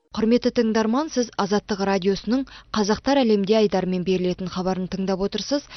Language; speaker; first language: Kazakh; native; Kazakh